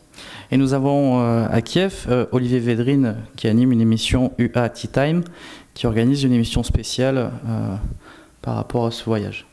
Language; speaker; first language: French; native; French